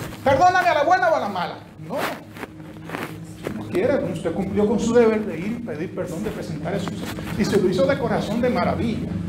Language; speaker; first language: Spanish; native; Spanish